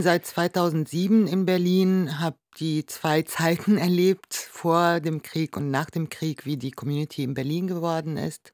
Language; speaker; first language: German; non-native, fluent; Arabic